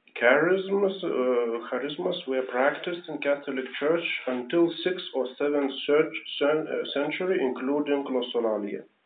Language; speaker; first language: English; non-native, fluent; Lithuanian